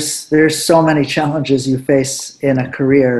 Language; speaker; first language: English; early bilingual, other home language; Spanish